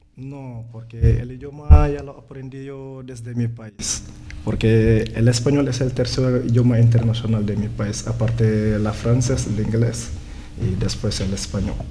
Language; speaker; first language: Spanish; non-native, learner; Wolof